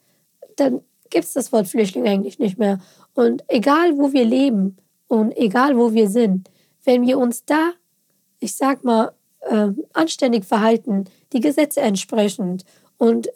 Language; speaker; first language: German; early bilingual, other home language; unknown